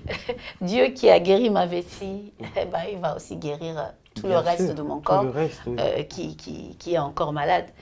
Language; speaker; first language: French; non-native, local second language; Lingala